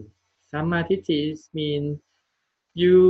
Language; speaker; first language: English; non-native, learner; Thai